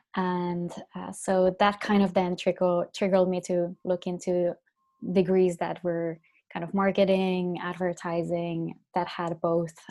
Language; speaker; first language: English; non-native, fluent; Finnish